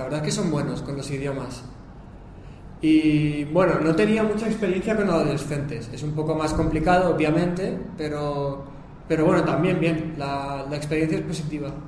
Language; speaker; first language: Spanish; native; Spanish